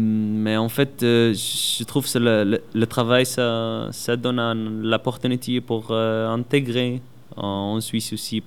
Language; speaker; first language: French; non-native, learner; Arabic